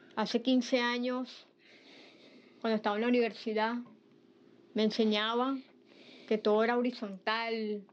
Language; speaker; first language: Spanish; native; Spanish